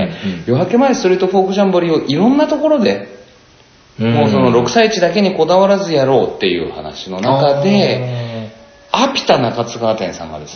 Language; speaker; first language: Japanese; native; Japanese